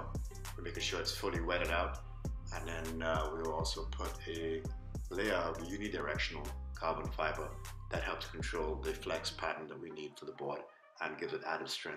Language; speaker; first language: English; native; English